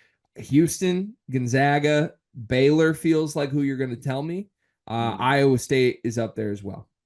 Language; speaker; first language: English; native; English